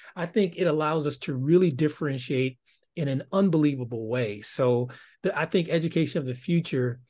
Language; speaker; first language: English; native; English